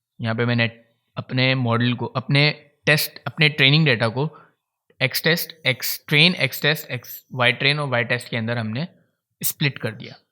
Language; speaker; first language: Urdu; native; Urdu